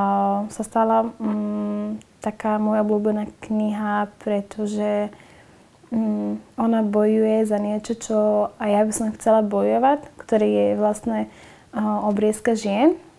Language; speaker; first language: Slovak; non-native, learner; Somali